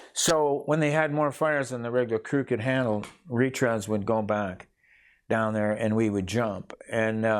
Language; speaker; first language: English; native; English